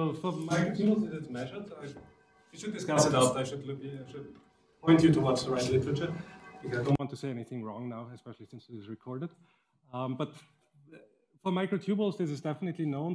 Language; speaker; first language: English; non-native, fluent; German